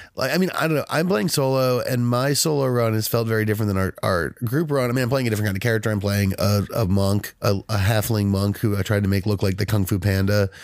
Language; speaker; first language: English; native; English